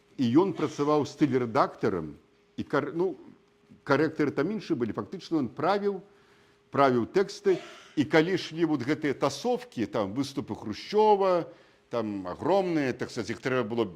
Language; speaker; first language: Belarusian; non-native, local second language; Russian